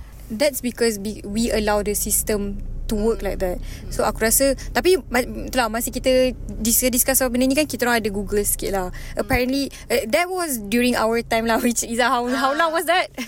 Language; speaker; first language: English; non-native, local second language; Malay